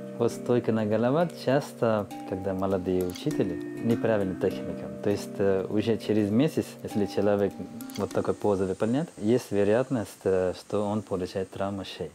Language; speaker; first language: Russian; non-native, fluent; Telugu